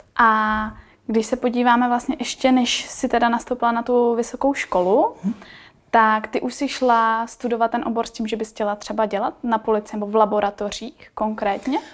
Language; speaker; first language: Czech; native; Czech